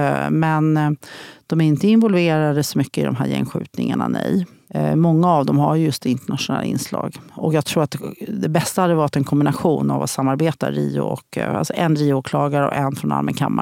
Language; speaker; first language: Swedish; native; Swedish